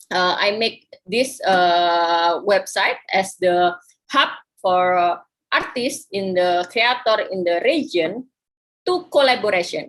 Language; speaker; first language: English; non-native, fluent; Indonesian